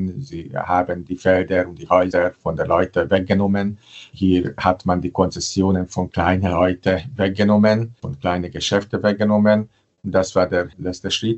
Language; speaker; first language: German; non-native, fluent; Hungarian